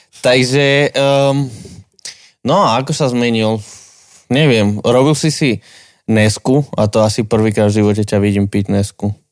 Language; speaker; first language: Slovak; non-native, fluent; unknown